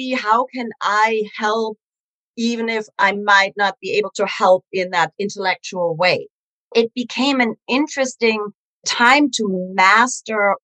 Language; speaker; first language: English; non-native, fluent; German